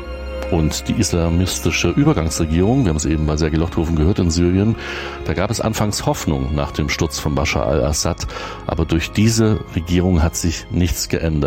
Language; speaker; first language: German; native; German